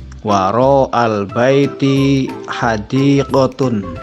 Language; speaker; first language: Arabic; non-native, fluent; Indonesian